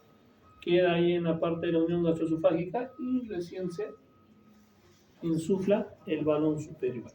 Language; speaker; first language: Spanish; native; Spanish